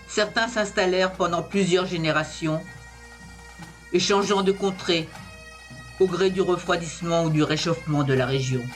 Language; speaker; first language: French; native; French